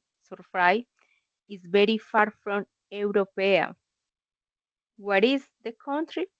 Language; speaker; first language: English; non-native, learner; Spanish